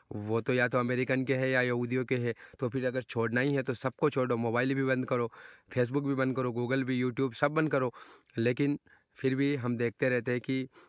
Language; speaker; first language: Hindi; native; Hindi